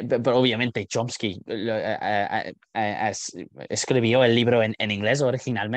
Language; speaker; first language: Spanish; non-native, fluent; English